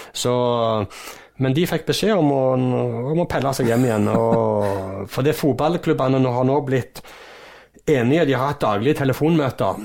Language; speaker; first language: Norwegian; native; Norwegian